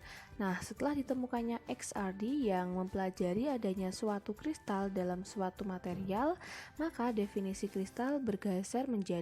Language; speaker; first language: Indonesian; native; Indonesian